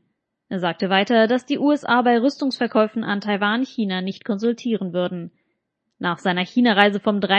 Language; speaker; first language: German; native; German